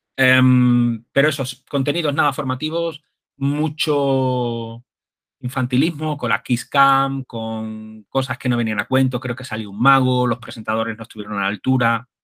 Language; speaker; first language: Spanish; native; Spanish